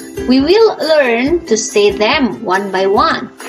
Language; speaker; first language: English; non-native, fluent; Indonesian